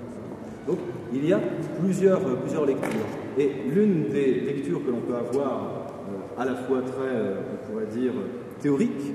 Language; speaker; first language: French; native; French